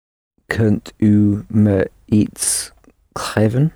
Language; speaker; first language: Dutch; non-native, learner; English